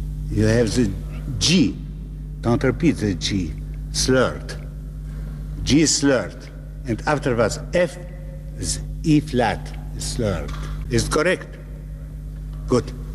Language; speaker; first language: English; non-native, fluent; Russian